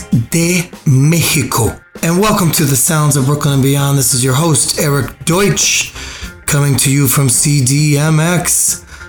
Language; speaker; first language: English; native; English